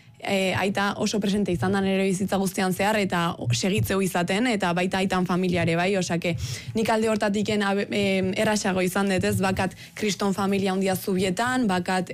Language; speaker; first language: Basque; native; Basque